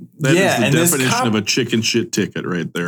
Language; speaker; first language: English; native; English